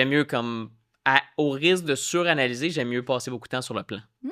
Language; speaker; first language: French; native; French